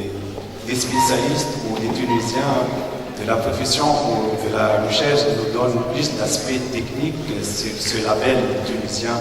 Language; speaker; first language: French; non-native, local second language; Arabic